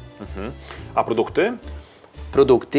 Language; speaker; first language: Polish; non-native, learner; Italian